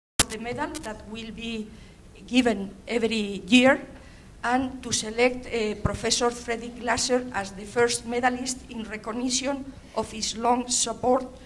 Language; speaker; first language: English; non-native, fluent; Spanish